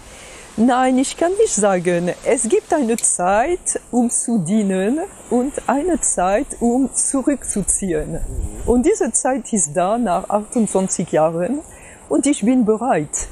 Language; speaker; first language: German; non-native, fluent; French